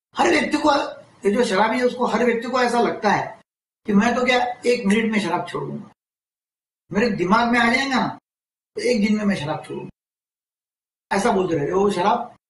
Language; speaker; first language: Hindi; non-native, local second language; Marathi